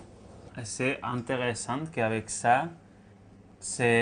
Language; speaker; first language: French; non-native, learner; Spanish